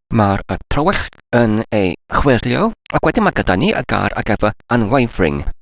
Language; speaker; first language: Welsh; non-native, learner; English